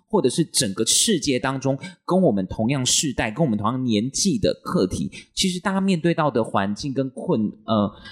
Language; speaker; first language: Chinese; native; Chinese